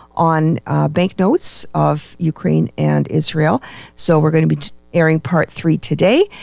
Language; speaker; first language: English; early bilingual, other home language; Ukrainian